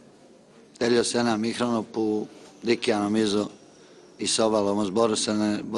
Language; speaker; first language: Greek; non-native, fluent; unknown